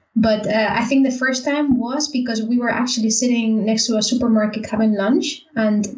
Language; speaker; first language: English; non-native, fluent; Spanish